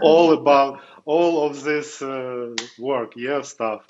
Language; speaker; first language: English; non-native, fluent; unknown